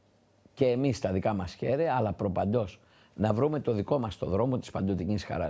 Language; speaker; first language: Greek; native; Greek